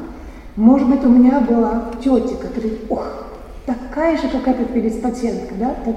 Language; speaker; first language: Russian; non-native, fluent; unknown